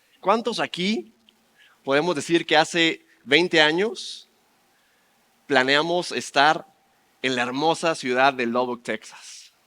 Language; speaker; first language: Spanish; native; Spanish